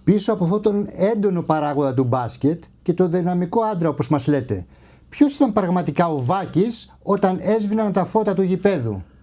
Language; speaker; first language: Greek; native; Greek